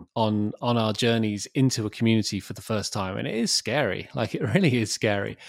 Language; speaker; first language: English; native; English